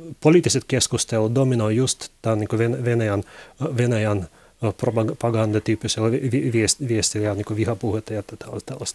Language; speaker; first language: Finnish; non-native, learner; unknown